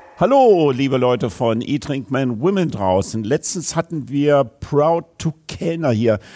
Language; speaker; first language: German; native; German